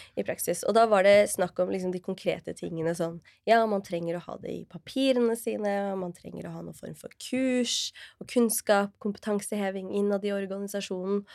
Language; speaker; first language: Norwegian; early bilingual, other home language; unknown